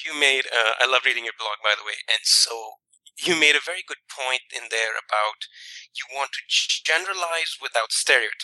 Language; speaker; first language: English; non-native, local second language; Punjabi